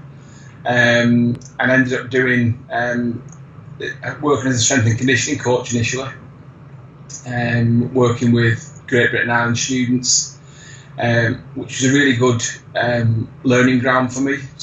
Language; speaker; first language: English; native; English